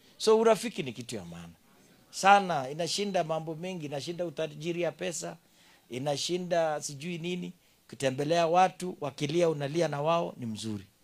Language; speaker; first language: Swahili; non-native, local second language; Kalenjin